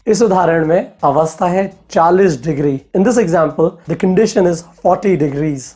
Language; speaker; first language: English; non-native, local second language; Hindi